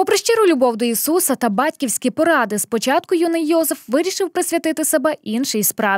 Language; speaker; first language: Ukrainian; native; Ukrainian